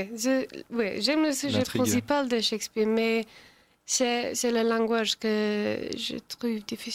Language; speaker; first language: French; non-native, learner; English